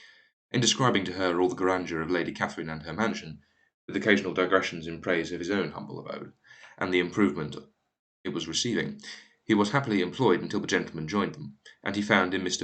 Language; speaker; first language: English; native; English